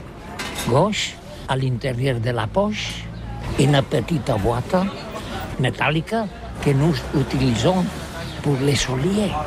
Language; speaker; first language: French; non-native, learner; Catalan